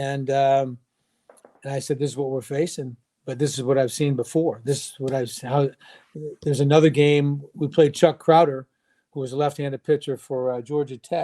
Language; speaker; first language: English; native; English